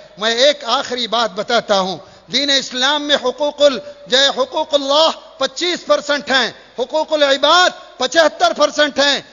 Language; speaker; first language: Urdu; native; Urdu